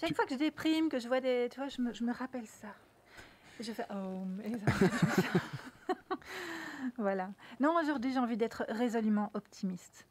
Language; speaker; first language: French; native; French